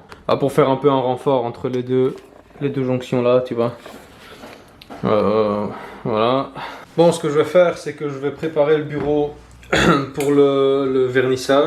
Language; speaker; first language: French; native; French